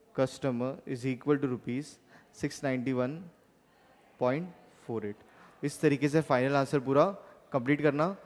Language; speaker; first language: Hindi; native; Hindi